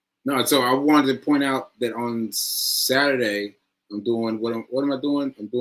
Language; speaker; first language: English; native; English